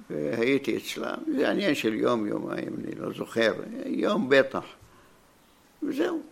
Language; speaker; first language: Hebrew; non-native, fluent; Arabic